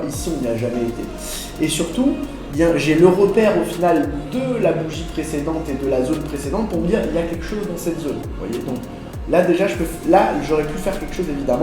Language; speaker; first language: French; native; French